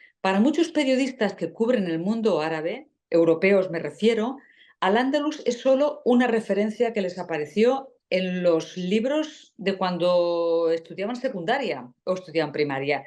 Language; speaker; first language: Spanish; native; Spanish